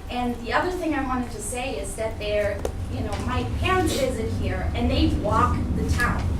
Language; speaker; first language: English; non-native, fluent; German